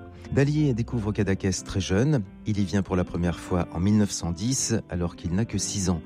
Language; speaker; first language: French; native; French